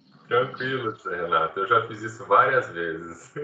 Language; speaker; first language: Portuguese; native; Portuguese